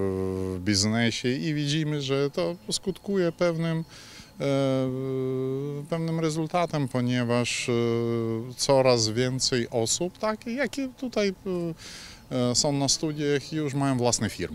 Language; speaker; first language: Polish; non-native, fluent; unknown